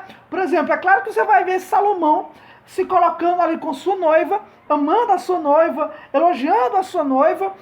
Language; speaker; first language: Portuguese; native; Portuguese